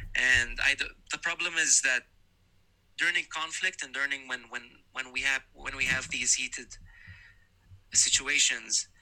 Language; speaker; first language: English; non-native, fluent; Arabic